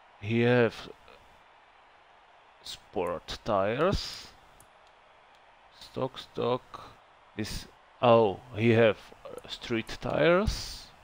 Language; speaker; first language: English; non-native, learner; Czech